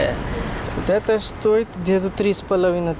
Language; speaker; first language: Russian; non-native, learner; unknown